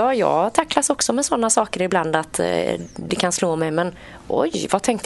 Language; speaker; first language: Swedish; native; Swedish